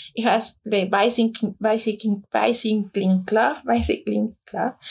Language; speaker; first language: English; non-native, fluent; Spanish